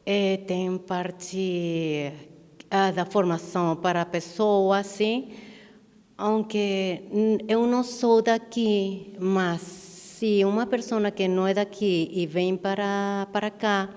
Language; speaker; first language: Portuguese; non-native, fluent; Spanish